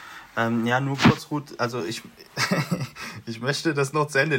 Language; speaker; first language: German; native; German